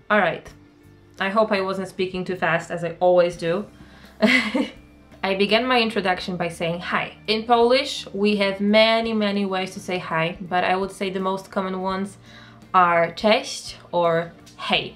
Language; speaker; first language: English; non-native, fluent; Polish